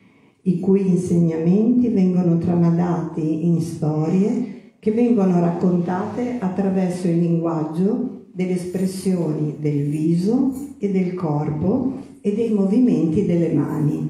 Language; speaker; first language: Italian; non-native, learner; Portuguese